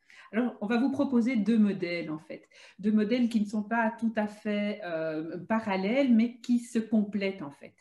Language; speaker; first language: French; native; French